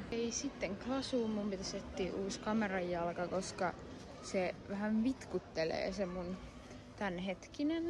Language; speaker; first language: Finnish; native; Finnish